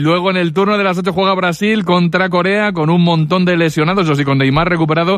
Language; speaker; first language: Spanish; native; Spanish